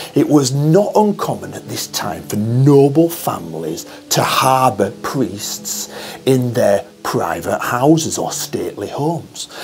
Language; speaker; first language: English; native; English